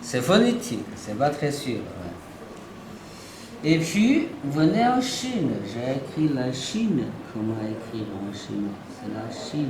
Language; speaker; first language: French; non-native, learner; Chinese